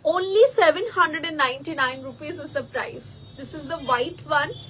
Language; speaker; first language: English; non-native, local second language; Bangla